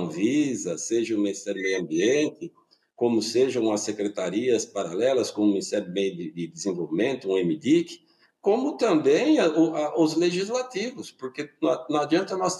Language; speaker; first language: Portuguese; native; Portuguese